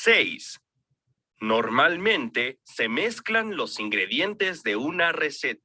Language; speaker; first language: Spanish; non-native, learner; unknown